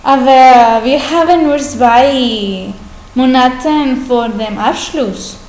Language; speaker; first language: German; non-native, learner; Spanish